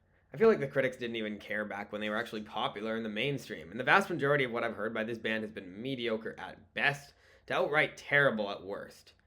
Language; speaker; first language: English; native; English